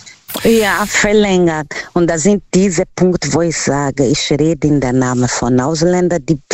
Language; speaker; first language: German; non-native, learner; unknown